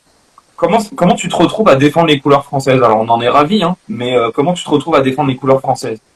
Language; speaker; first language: French; native; French